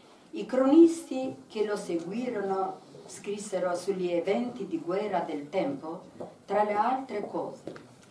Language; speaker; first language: Italian; non-native, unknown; Albanian